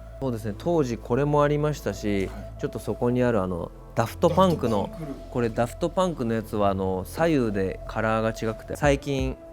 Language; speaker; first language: Japanese; native; Japanese